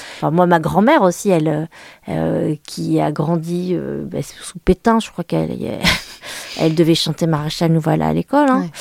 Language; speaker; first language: French; early bilingual, other home language; Vietnamese